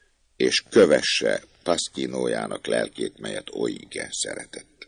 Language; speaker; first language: Hungarian; native; Hungarian